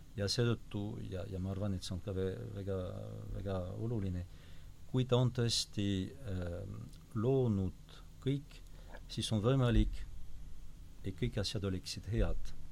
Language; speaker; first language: Estonian; non-native, fluent; French